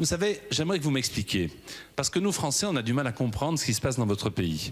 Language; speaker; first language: French; native; French